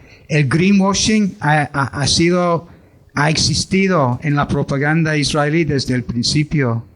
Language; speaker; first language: Spanish; non-native, fluent; English